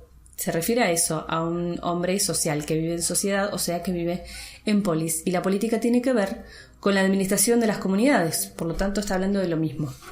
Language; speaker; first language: Spanish; native; Spanish